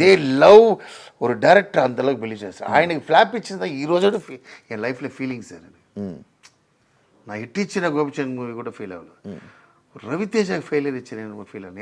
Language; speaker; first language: Telugu; non-native, learner; Tamil